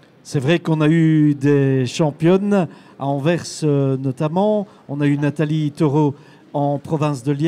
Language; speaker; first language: French; native; French